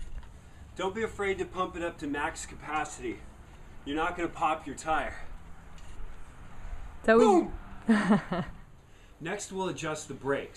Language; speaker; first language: English; native; English